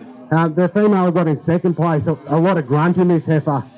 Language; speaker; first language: English; native; English